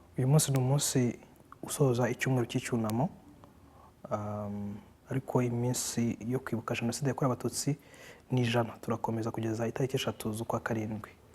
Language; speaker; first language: Kinyarwanda; native; Kinyarwanda